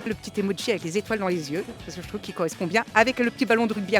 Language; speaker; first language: French; native; French